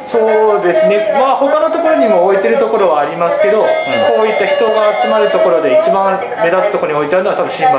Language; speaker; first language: Japanese; native; Japanese